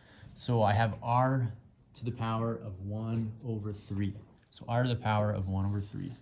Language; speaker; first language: English; native; English